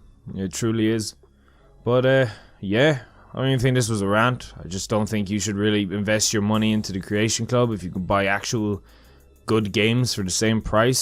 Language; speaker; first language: English; native; English